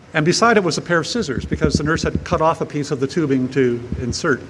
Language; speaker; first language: English; native; English